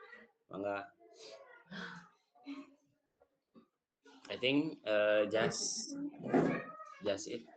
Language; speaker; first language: English; non-native, fluent; Indonesian